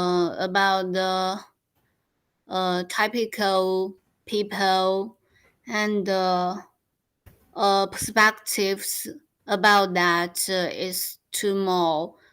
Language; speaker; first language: English; non-native, learner; Chinese